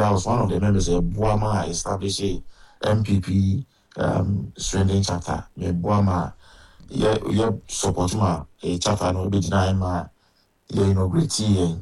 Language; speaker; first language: English; non-native, local second language; Akan